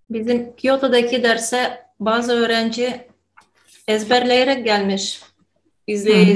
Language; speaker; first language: Turkish; non-native, fluent; Japanese